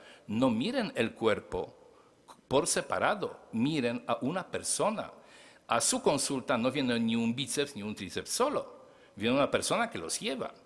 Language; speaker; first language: Spanish; non-native, fluent; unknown